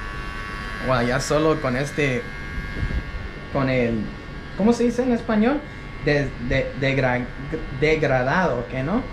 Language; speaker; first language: Spanish; early bilingual, heritage; Spanish